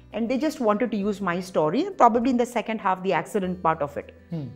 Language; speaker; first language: English; non-native, local second language; Tamil